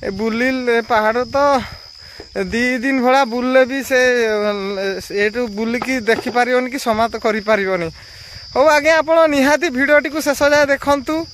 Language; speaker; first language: Odia; non-native, local second language; Santali